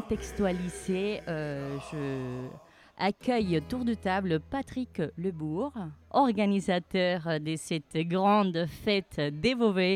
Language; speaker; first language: French; native; French